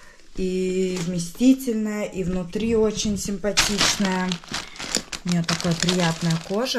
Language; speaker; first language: Russian; native; Russian